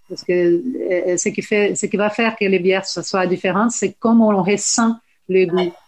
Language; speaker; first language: French; non-native, fluent; Portuguese